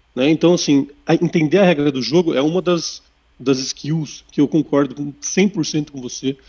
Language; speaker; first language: Portuguese; native; Portuguese